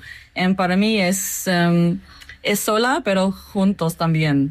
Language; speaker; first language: Spanish; non-native, learner; English